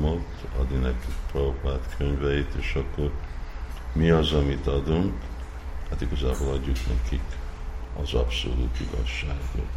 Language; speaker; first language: Hungarian; non-native, fluent; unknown